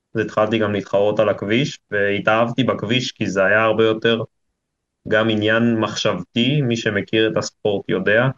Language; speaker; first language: Hebrew; native; Hebrew